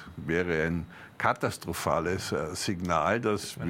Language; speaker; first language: German; native; German